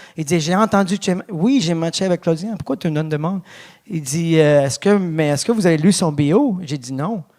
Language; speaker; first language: French; non-native, local second language; English